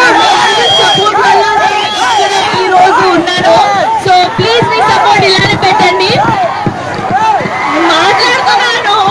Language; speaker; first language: Telugu; non-native, local second language; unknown